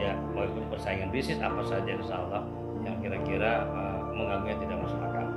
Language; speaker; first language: Indonesian; native; Indonesian